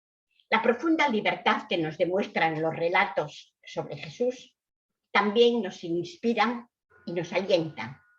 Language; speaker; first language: Spanish; native; Spanish